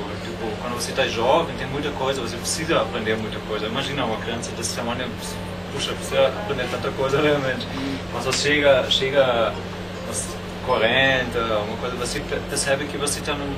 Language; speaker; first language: Portuguese; non-native, fluent; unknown